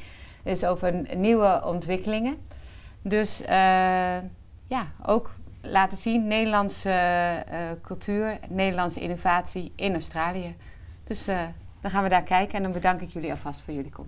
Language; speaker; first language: Dutch; native; Dutch